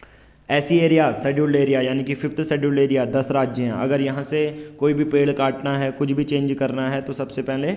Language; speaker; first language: Hindi; native; Hindi